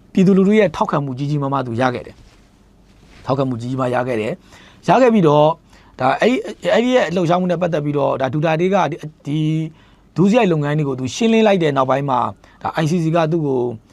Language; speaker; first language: Burmese; native; Burmese